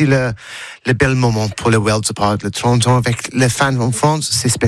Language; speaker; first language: French; non-native, learner; English